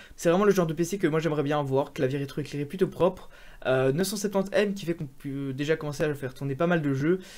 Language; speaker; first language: French; native; French